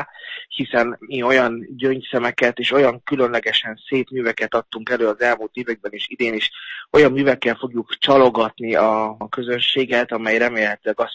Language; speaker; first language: Hungarian; native; Hungarian